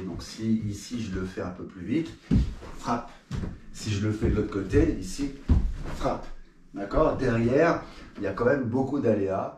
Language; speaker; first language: French; native; French